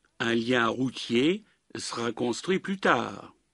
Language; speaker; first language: French; native; French